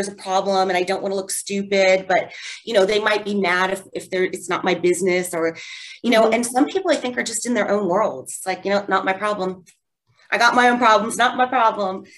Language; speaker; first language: English; native; English